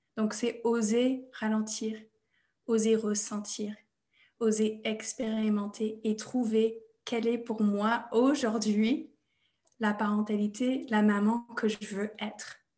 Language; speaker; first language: French; non-native, fluent; English